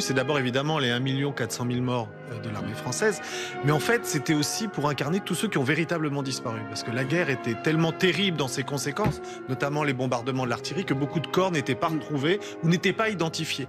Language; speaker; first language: French; native; French